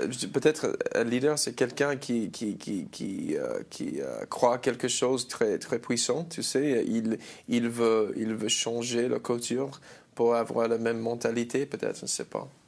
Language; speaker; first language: French; non-native, learner; English